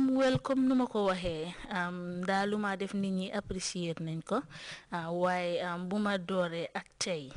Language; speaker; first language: Wolof; non-native, local second language; Jola-Fonyi